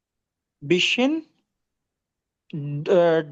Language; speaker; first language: German; non-native, learner; Urdu